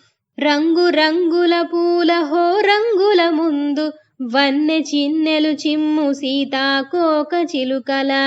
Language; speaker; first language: Telugu; native; Telugu